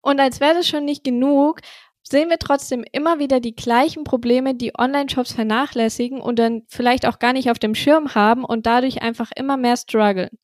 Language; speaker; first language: German; native; German